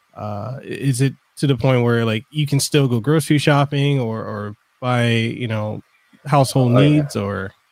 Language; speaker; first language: English; non-native, fluent; Samoan